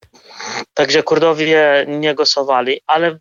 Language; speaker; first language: Polish; non-native, fluent; Kurdish